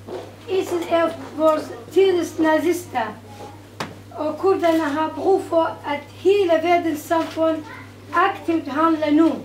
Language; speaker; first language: Danish; non-native, fluent; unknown